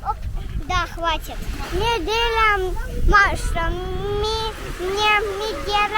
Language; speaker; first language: Russian; early bilingual, heritage; Russian